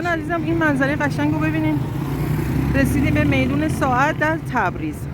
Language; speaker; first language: Persian; native; Persian